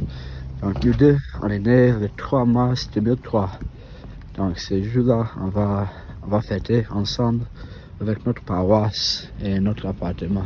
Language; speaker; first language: French; non-native, fluent; English